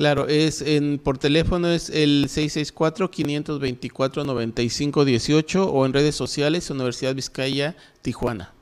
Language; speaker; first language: Spanish; native; Spanish